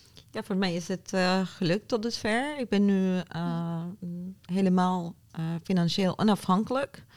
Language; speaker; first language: Dutch; non-native, fluent; Arabic